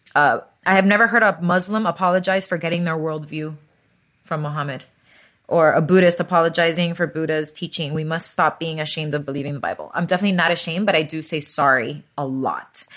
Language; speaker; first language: English; early bilingual, other home language; Spanish